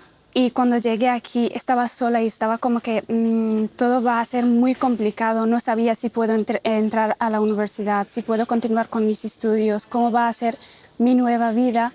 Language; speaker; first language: Spanish; non-native, fluent; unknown